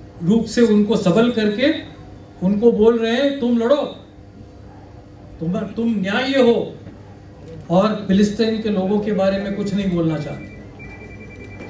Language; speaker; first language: Hindi; non-native, local second language; Marathi